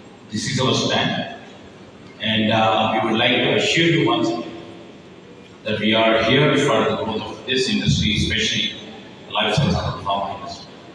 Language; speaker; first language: English; non-native, local second language; Telugu